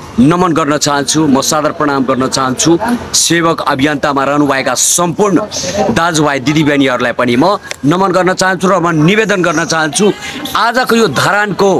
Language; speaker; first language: Nepali; non-native, local second language; Maithili